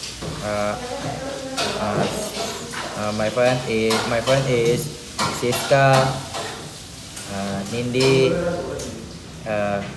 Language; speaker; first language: English; non-native, learner; Indonesian